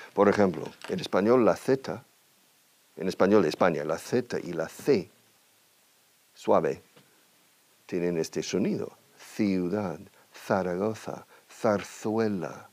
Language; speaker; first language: Spanish; non-native, fluent; English